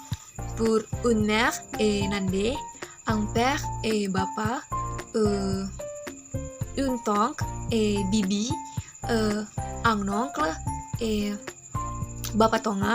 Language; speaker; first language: French; non-native, learner; Indonesian